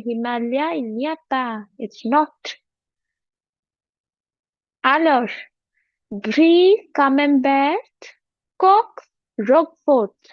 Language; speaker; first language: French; non-native, fluent; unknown